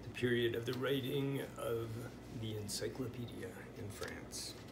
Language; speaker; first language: English; native; English